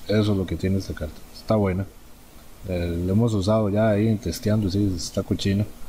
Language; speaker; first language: Spanish; native; Spanish